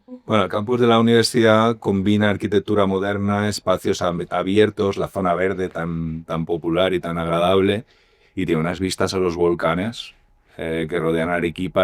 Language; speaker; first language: Spanish; native; Spanish